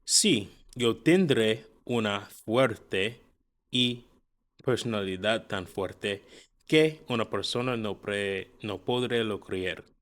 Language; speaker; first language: Spanish; non-native, learner; English